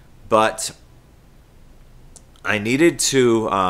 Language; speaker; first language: English; native; English